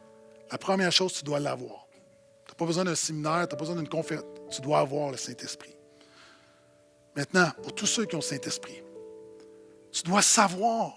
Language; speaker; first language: French; native; French